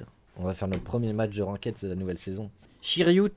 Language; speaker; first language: French; native; French